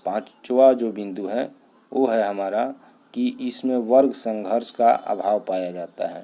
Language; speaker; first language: Hindi; native; Hindi